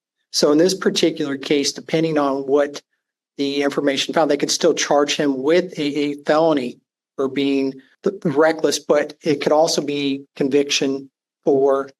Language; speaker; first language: English; native; English